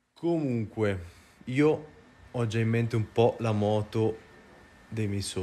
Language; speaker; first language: Italian; native; Italian